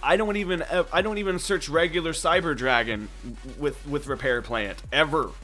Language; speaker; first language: English; native; English